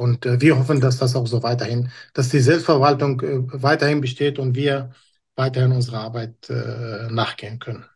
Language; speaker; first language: German; non-native, fluent; Kurdish